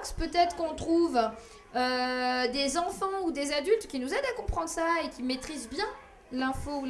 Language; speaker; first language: French; native; French